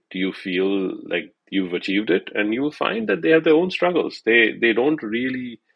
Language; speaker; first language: English; non-native, local second language; Hindi